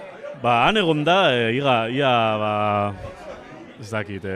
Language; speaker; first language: Basque; non-native, local second language; Spanish